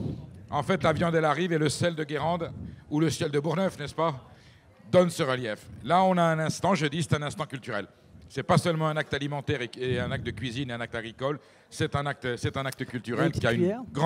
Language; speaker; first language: French; native; French